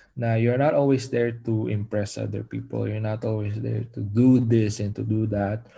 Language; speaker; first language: English; non-native, local second language; Filipino